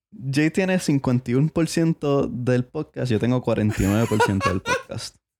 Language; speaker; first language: Spanish; native; Spanish